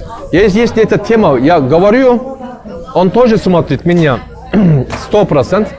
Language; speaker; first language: Russian; non-native, learner; Turkish